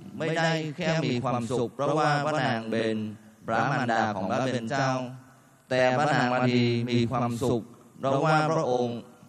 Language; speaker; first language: Thai; non-native, fluent; Vietnamese